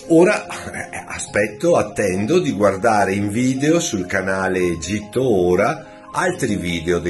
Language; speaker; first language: Italian; native; Italian